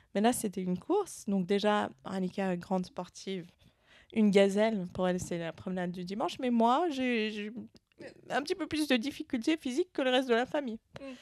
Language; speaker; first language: French; native; French